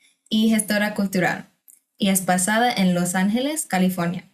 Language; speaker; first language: Spanish; non-native, fluent; English